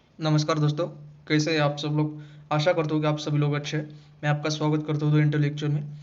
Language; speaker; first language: Hindi; non-native, local second language; Marathi